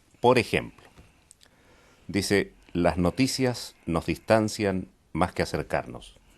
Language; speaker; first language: Spanish; native; Spanish